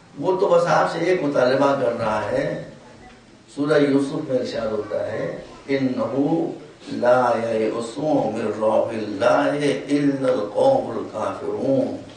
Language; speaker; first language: Urdu; native; Urdu